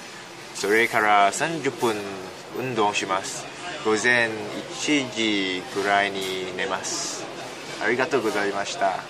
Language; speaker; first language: Japanese; non-native, learner; Cantonese